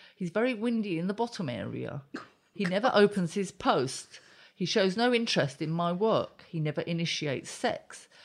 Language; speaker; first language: English; native; English